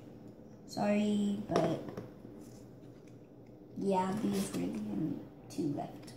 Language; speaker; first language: English; native; English